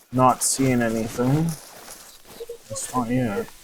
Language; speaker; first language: English; native; English